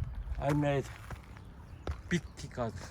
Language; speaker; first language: English; non-native, learner; Korean